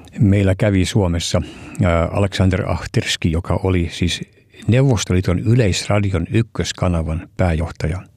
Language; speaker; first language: Finnish; early bilingual, heritage; Finnish